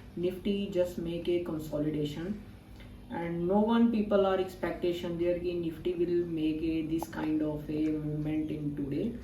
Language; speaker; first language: English; non-native, local second language; Punjabi